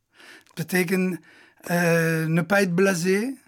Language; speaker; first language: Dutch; non-native, local second language; Italian